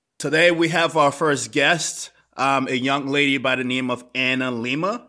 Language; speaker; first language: English; native; English